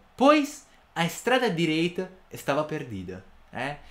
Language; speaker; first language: Portuguese; non-native, fluent; Italian